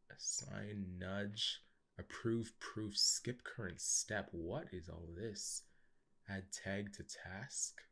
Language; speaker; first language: English; native; English